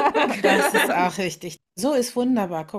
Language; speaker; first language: German; native; German